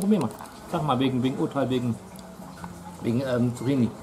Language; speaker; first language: German; native; German